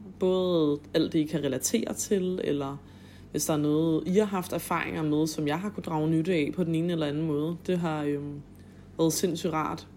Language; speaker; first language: Danish; native; Danish